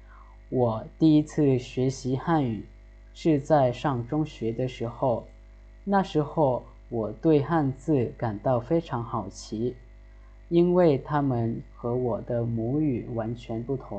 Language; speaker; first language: Chinese; non-native, fluent; Lao